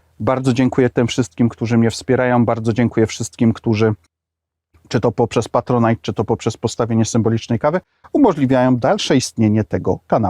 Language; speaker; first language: Polish; native; Polish